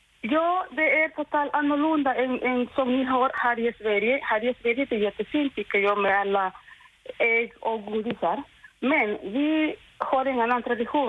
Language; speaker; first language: Swedish; non-native, local second language; Spanish